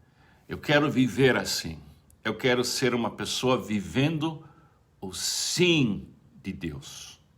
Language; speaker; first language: Portuguese; non-native, fluent; English